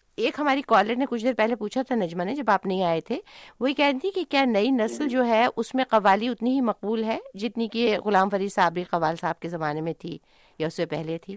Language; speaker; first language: Urdu; native; Urdu